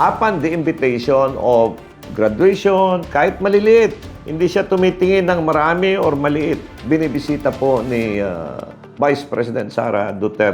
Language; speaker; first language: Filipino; non-native, local second language; Cebuano